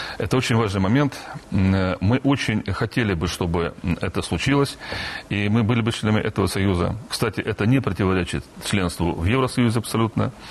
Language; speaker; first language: Russian; non-native, local second language; Romanian